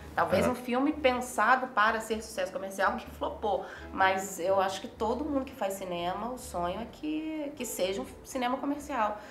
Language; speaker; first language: Portuguese; native; Portuguese